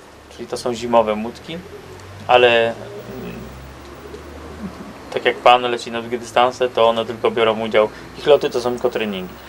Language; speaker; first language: Polish; native; Polish